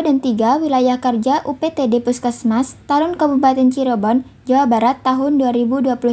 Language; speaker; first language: Indonesian; native; Indonesian